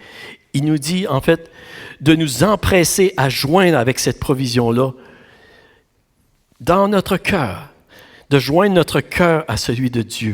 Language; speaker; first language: French; native; French